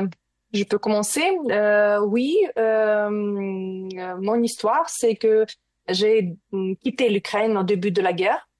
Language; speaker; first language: French; non-native, learner; Ukrainian